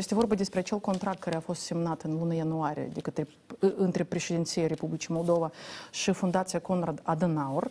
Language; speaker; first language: Romanian; native; Romanian